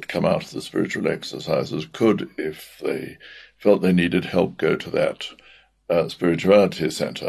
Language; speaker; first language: English; native; English